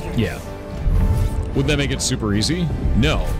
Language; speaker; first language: English; native; English